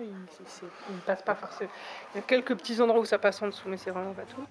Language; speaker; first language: French; native; French